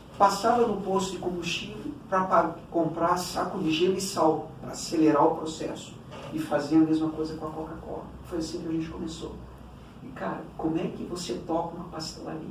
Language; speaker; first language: Portuguese; early bilingual, other home language; Cantonese